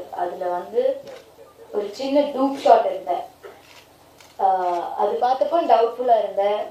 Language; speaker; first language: Tamil; non-native, learner; Malayalam